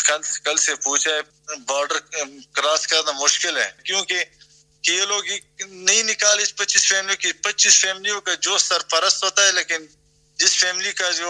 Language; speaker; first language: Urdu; non-native, fluent; Pashto